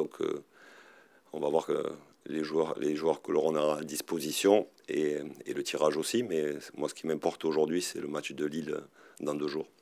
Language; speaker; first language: French; native; French